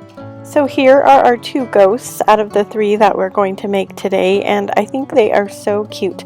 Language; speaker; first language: English; native; English